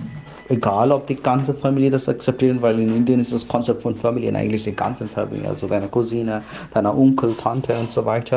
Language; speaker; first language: German; non-native, learner; Malayalam